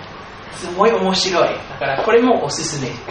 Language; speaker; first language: Japanese; non-native, fluent; English